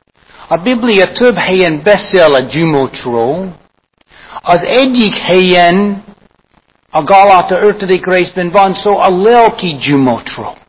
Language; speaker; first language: Hungarian; non-native, fluent; English